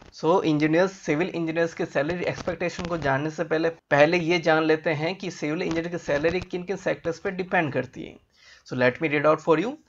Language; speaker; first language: Hindi; native; Hindi